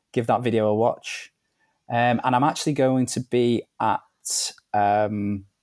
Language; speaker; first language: English; native; English